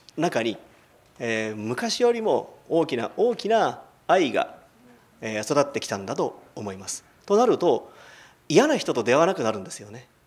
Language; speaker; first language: Japanese; native; Japanese